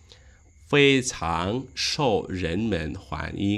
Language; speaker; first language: Chinese; non-native, learner; Khmer